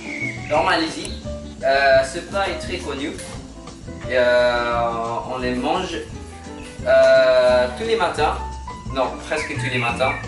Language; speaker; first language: French; non-native, learner; Malay